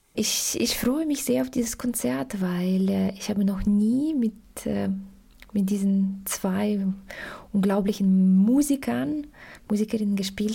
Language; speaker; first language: German; non-native, fluent; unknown